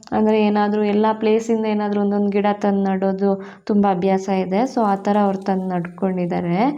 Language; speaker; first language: Kannada; non-native, local second language; Tulu